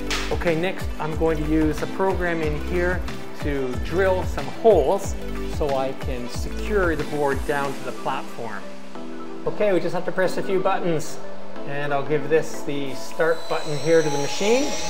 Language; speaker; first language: English; native; English